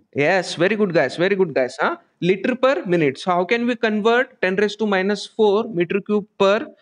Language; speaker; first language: English; non-native, local second language; Kannada